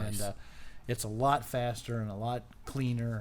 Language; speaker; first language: English; native; English